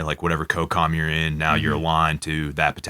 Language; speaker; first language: English; native; English